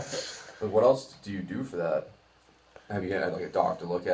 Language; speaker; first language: English; native; English